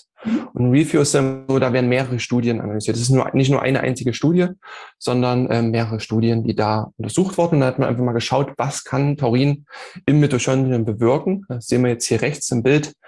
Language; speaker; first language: German; native; German